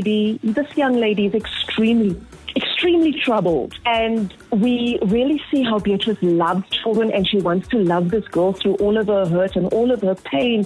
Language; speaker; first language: English; native; English